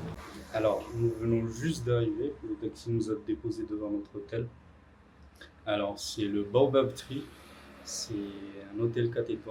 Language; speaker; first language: French; native; French